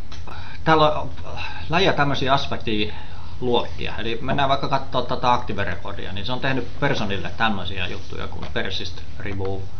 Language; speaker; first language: Finnish; native; Finnish